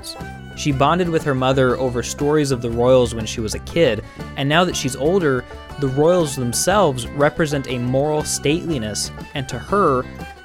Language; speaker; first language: English; native; English